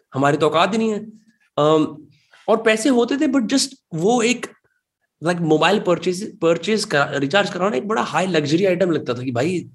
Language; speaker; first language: Hindi; native; Hindi